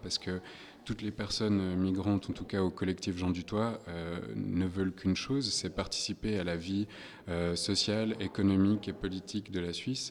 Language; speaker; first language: French; native; French